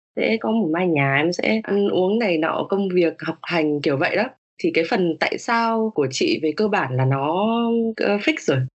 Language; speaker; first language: Vietnamese; native; Vietnamese